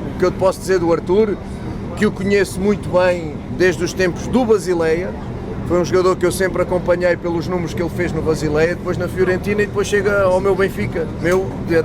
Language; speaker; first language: Portuguese; native; Portuguese